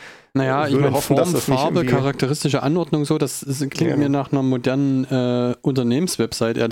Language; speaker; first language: German; native; German